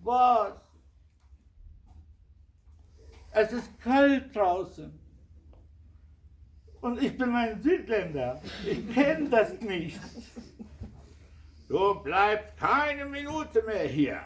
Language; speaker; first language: German; non-native, fluent; Kurdish